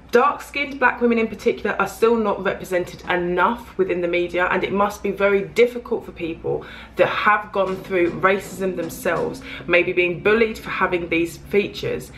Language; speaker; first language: English; native; English